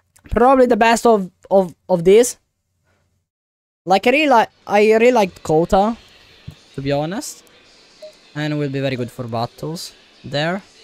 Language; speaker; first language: English; non-native, fluent; Italian